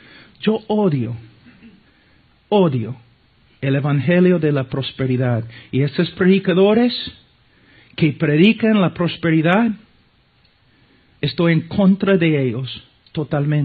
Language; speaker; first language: Spanish; non-native, fluent; English